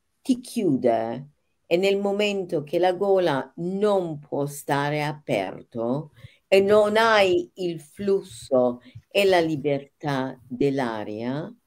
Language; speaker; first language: Italian; non-native, fluent; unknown